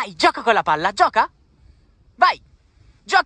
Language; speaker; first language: Italian; native; Italian